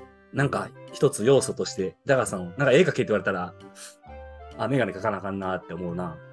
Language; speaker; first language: Japanese; native; Japanese